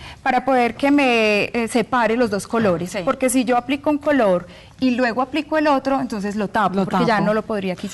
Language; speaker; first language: Spanish; native; Spanish